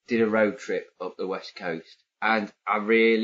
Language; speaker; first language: English; native; English